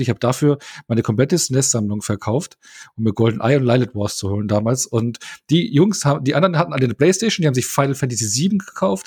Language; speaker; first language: German; native; German